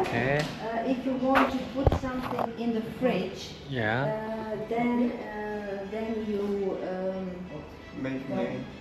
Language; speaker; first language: English; non-native, learner; Croatian